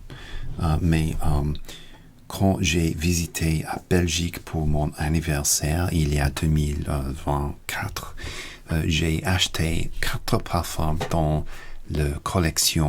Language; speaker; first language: French; non-native, learner; English